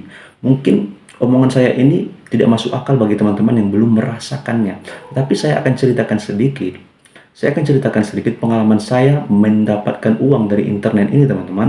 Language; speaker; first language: Indonesian; native; Indonesian